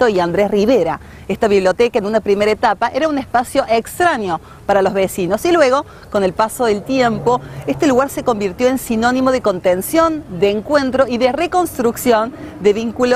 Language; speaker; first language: Spanish; native; Spanish